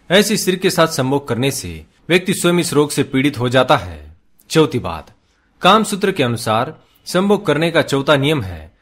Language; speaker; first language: Hindi; native; Hindi